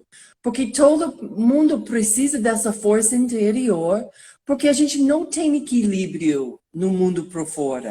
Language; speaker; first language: Portuguese; non-native, fluent; English